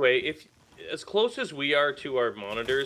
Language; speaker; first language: English; native; English